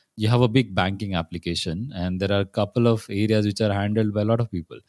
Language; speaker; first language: English; non-native, local second language; Marathi